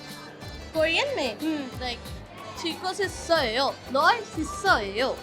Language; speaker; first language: Korean; non-native, learner; Urdu